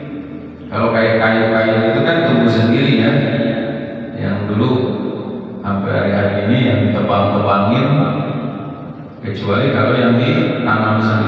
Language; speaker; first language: Indonesian; native; Indonesian